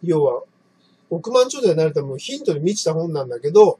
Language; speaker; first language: Japanese; native; Japanese